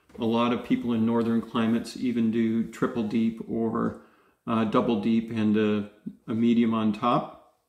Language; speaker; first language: English; native; English